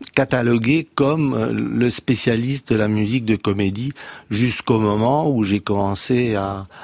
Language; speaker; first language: French; non-native, fluent; Romanian